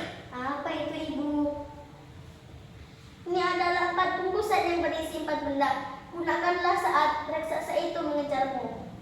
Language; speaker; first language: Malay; non-native, local second language; Javanese